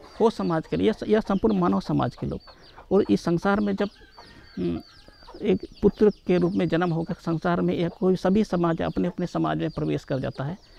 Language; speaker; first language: Hindi; non-native, local second language; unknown